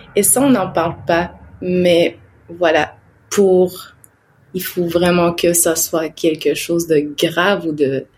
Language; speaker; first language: French; non-native, local second language; Innu-aimun